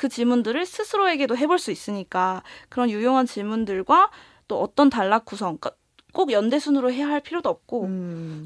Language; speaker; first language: Korean; native; Korean